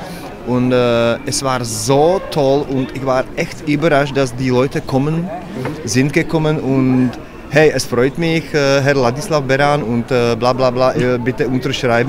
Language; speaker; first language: German; non-native, learner; Czech